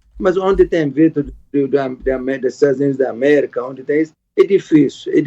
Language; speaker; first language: Portuguese; non-native, fluent; Arabic